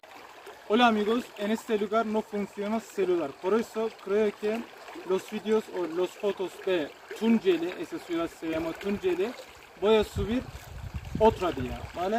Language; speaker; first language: Spanish; non-native, learner; Turkish